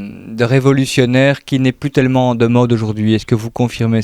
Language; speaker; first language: French; native; French